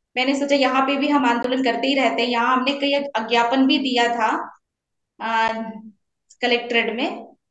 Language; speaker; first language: Hindi; native; Hindi